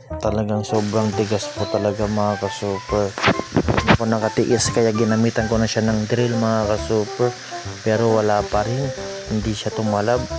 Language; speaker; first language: Filipino; non-native, local second language; Iloko